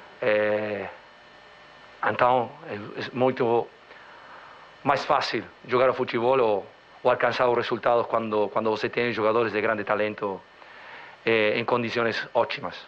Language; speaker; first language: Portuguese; non-native, learner; Spanish